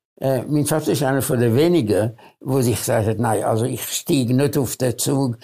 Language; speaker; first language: German; early bilingual, other home language; Hungarian